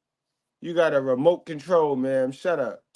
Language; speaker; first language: English; native; English